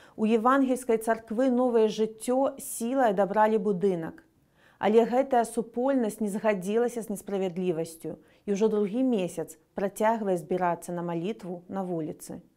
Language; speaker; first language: Belarusian; non-native, local second language; Russian